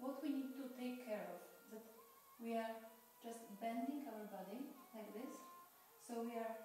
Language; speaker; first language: English; non-native, fluent; Polish